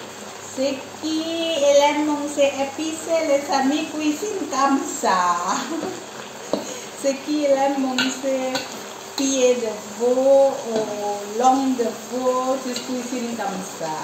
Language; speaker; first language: French; non-native, learner; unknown